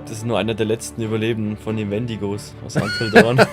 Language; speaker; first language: German; native; German